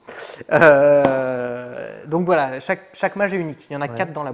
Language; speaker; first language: French; native; French